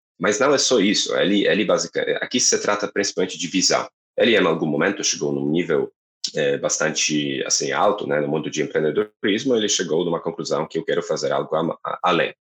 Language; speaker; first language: Portuguese; non-native, fluent; Polish